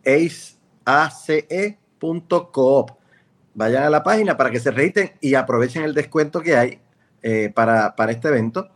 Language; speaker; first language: Spanish; native; Spanish